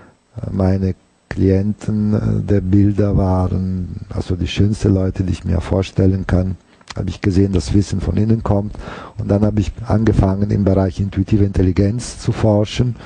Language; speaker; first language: German; non-native, fluent; Italian